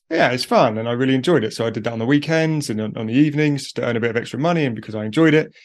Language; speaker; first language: English; native; English